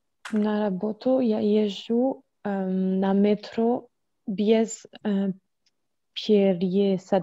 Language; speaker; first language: Russian; non-native, learner; French